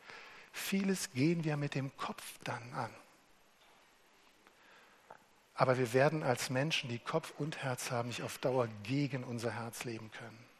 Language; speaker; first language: German; native; German